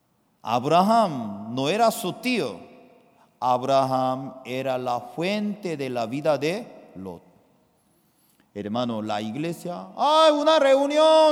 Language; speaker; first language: Spanish; non-native, fluent; Korean